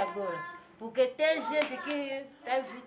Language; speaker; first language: Portuguese; non-native, learner; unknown